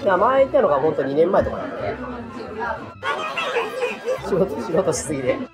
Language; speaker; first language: Japanese; native; Japanese